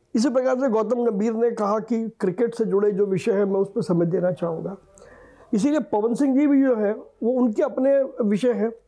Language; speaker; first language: Hindi; native; Hindi